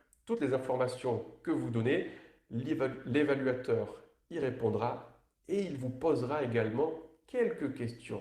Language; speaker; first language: French; native; French